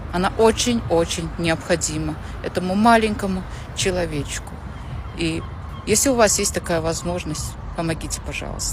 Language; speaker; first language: Russian; native; Russian